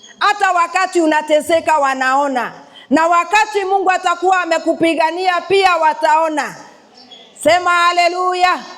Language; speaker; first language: Swahili; non-native, local second language; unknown